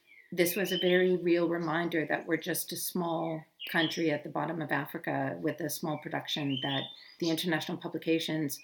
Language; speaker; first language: English; native; English